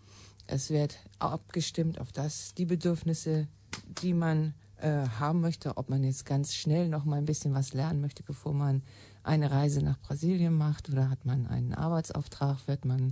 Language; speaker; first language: German; native; German